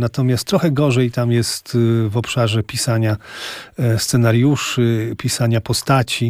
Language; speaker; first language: Polish; native; Polish